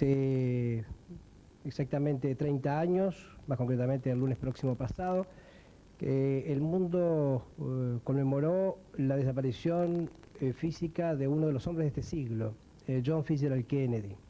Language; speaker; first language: Spanish; native; Spanish